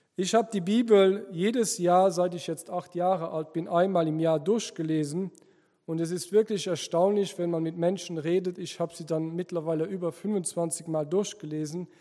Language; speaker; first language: German; non-native, local second language; Luxembourgish